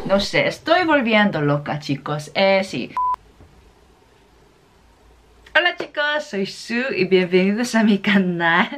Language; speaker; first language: Spanish; non-native, fluent; Korean